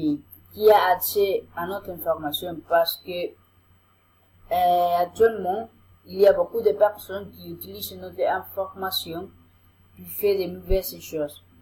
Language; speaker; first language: French; non-native, learner; Spanish